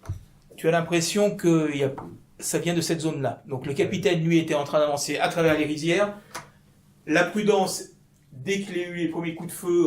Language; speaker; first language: French; native; French